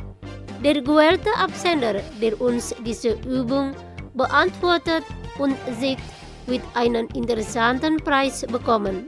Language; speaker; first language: German; non-native, fluent; Indonesian